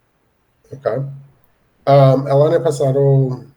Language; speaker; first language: Spanish; non-native, learner; English